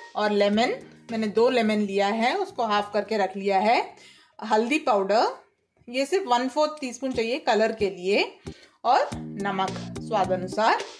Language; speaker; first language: Hindi; non-native, local second language; Tamil